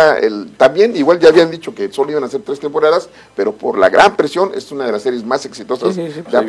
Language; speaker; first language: Spanish; native; Spanish